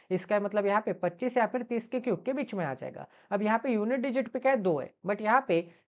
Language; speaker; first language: Hindi; non-native, local second language; Marathi